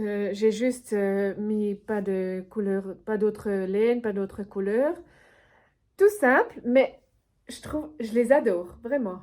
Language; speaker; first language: French; non-native, local second language; Swiss German